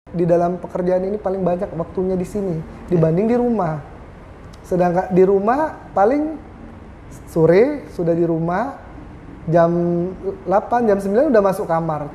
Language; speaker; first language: Indonesian; native; Indonesian